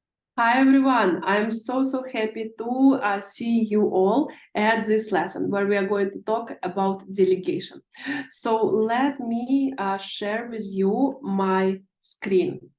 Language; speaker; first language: English; non-native, fluent; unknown